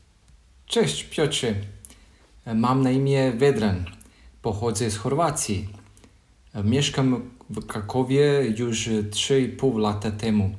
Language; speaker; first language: Polish; non-native, learner; Croatian